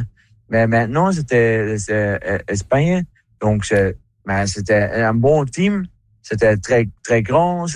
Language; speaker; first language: French; non-native, learner; Dutch